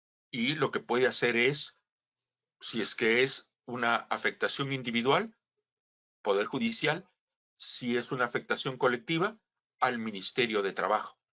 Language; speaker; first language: Spanish; native; Spanish